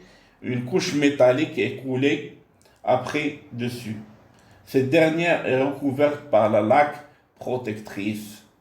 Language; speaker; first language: French; non-native, local second language; Arabic